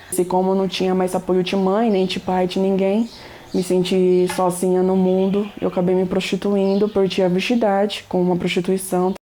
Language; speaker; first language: Portuguese; native; Portuguese